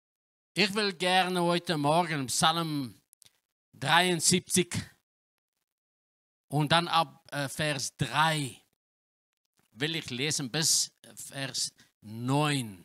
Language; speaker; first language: German; non-native, learner; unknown